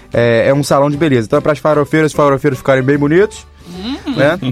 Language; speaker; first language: Portuguese; native; Portuguese